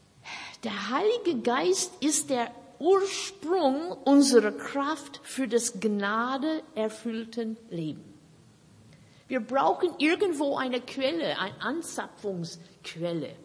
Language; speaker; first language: German; non-native, fluent; English